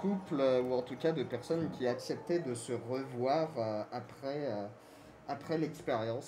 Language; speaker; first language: French; native; French